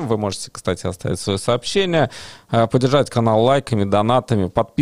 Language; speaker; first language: Russian; native; Russian